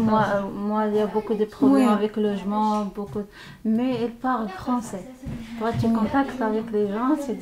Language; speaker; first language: French; non-native, learner; Arabic